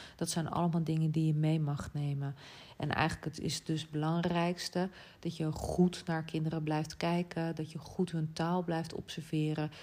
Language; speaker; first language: Dutch; native; Dutch